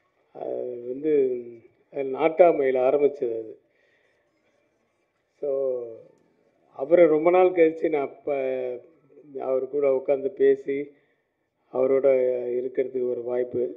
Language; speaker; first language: Tamil; native; Tamil